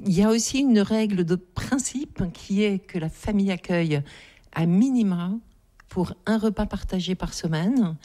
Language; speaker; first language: French; native; French